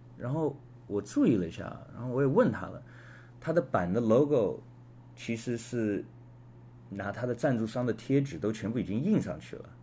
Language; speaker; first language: Chinese; early bilingual, heritage; Chinese